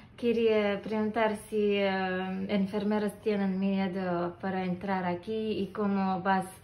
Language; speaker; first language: Spanish; non-native, learner; Russian